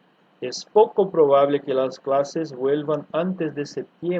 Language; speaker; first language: Spanish; non-native, fluent; Portuguese